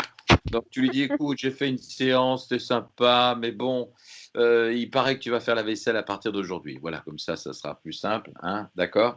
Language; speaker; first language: French; native; French